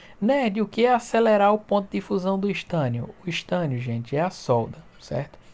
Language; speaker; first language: Portuguese; native; Portuguese